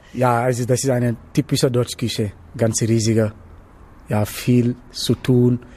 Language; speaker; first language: German; non-native, learner; Wolof